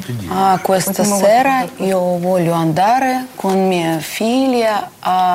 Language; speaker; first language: Italian; non-native, learner; Russian